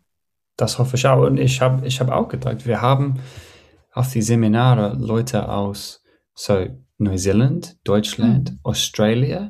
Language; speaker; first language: German; non-native, fluent; English